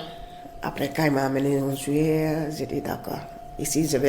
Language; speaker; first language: French; non-native, learner; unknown